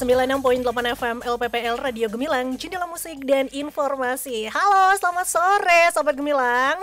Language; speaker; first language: Indonesian; native; Indonesian